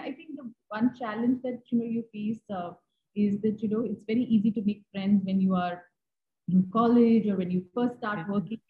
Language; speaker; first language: English; non-native, local second language; Hindi